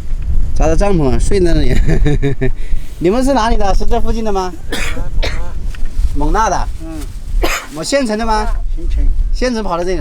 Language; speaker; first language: Chinese; native; Chinese